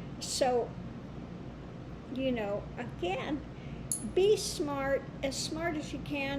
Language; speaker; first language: English; native; English